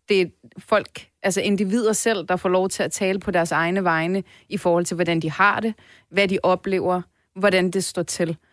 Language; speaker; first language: Danish; early bilingual, other home language; Turkish